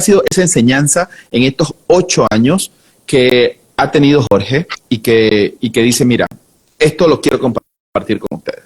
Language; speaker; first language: Spanish; native; Spanish